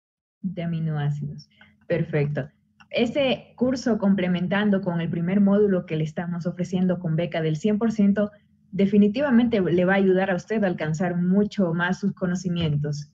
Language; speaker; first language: Spanish; native; Spanish